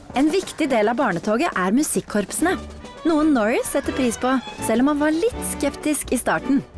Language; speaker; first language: Norwegian; native; Norwegian